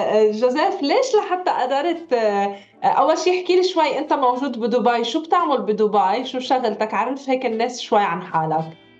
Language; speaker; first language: Arabic; native; Arabic